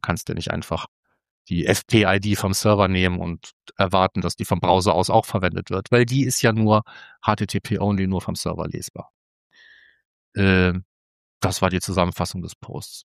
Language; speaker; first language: German; native; German